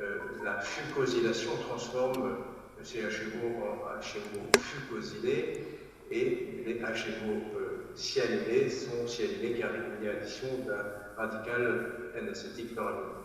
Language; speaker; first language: French; native; French